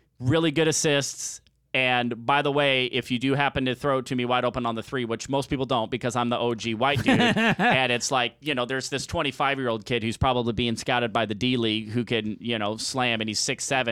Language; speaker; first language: English; native; English